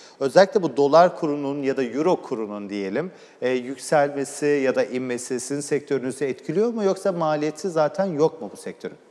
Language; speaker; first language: Turkish; native; Turkish